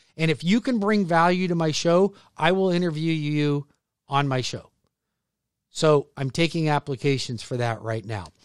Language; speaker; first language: English; native; English